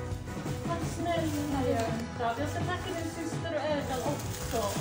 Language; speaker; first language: Swedish; early bilingual, other home language; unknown